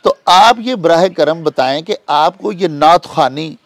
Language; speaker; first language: Urdu; non-native, local second language; Punjabi